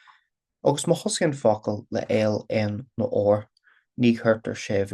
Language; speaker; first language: Irish; non-native, local second language; English